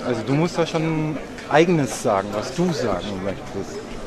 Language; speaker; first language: German; native; German